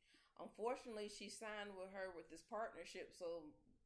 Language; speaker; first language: English; native; English